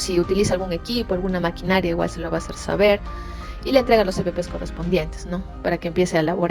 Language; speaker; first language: Spanish; native; Spanish